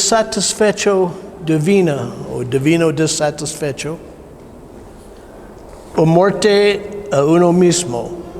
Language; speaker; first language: Spanish; non-native, learner; English